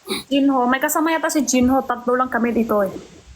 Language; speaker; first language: Filipino; non-native, learner; Chinese